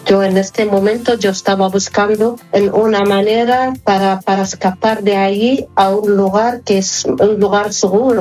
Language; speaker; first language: Spanish; non-native, fluent; Arabic